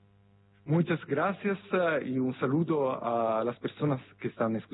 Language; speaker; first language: Spanish; non-native, fluent; Italian